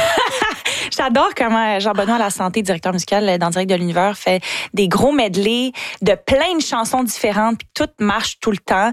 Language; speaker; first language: French; native; French